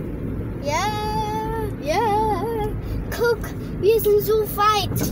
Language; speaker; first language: German; early bilingual, other home language; Vietnamese